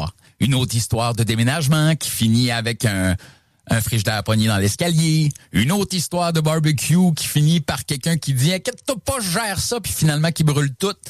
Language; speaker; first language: French; native; French